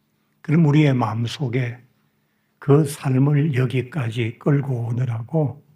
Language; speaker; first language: Korean; native; Korean